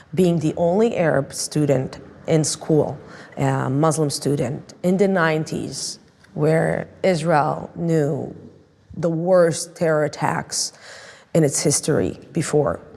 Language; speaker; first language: English; non-native, fluent; Arabic